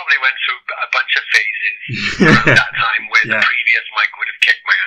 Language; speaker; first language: English; native; English